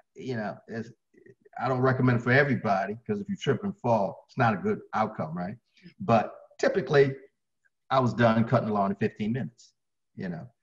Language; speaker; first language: English; native; English